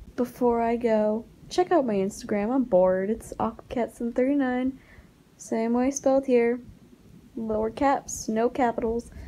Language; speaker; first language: English; native; English